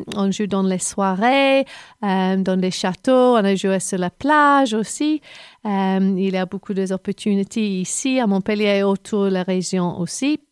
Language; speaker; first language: French; non-native, fluent; English